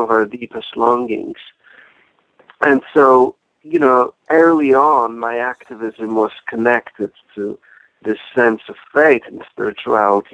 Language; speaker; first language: English; non-native, fluent; Polish